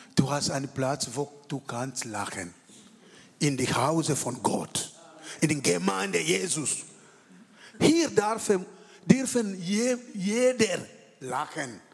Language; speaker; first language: German; non-native, learner; French